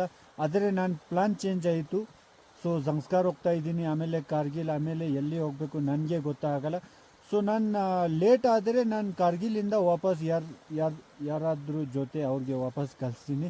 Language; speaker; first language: Kannada; non-native, fluent; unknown